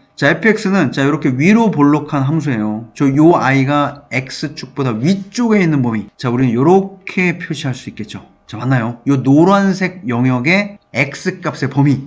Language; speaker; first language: Korean; native; Korean